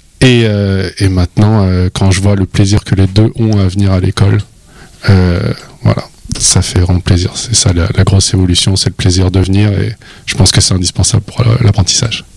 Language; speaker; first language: French; native; French